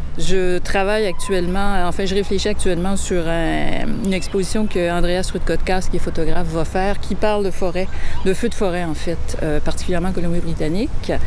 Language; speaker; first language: French; native; French